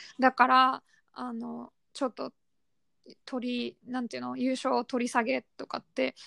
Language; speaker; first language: Japanese; early bilingual, other home language; Russian